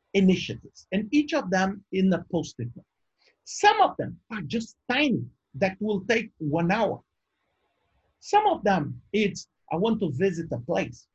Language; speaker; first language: English; non-native, fluent; Portuguese